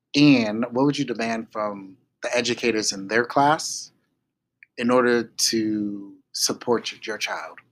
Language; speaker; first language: English; native; English